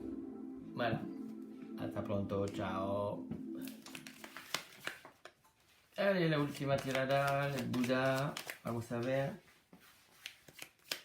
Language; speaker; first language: Spanish; non-native, learner; French